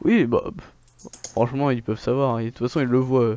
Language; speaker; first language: French; native; French